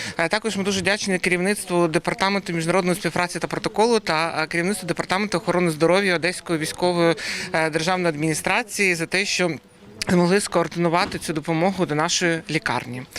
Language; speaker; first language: Ukrainian; native; Ukrainian